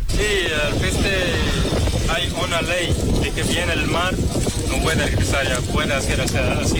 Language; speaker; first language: Spanish; non-native, learner; Arabic